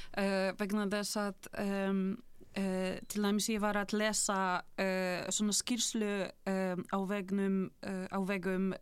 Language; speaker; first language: Icelandic; non-native, fluent; Polish